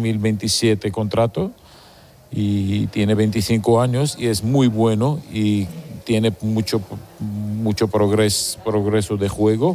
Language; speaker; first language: Spanish; non-native, learner; Georgian